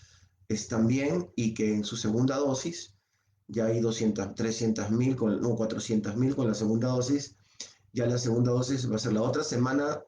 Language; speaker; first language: Spanish; native; Spanish